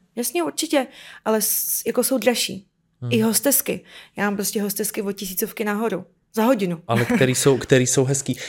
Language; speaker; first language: Czech; non-native, fluent; Ukrainian